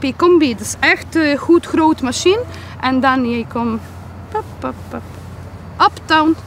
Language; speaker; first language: Dutch; non-native, learner; Polish